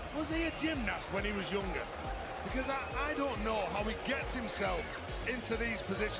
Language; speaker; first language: English; native; English